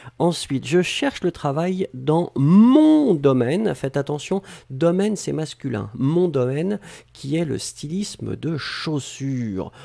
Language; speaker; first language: French; native; French